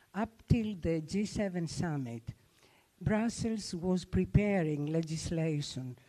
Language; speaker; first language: English; non-native, fluent; Albanian